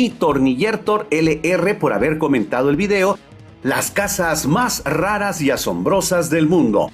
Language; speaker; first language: Spanish; native; Spanish